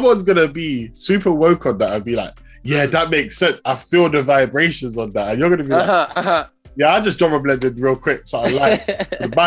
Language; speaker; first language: English; native; English